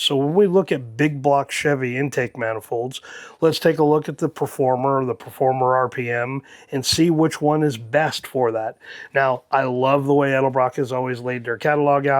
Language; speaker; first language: English; native; English